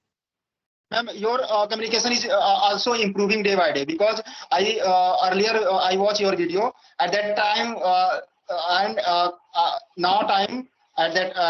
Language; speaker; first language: English; non-native, learner; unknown